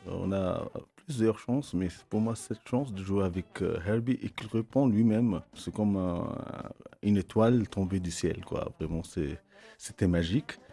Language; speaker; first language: French; non-native, local second language; Arabic